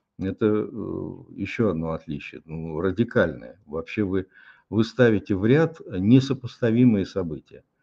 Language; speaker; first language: Russian; native; Russian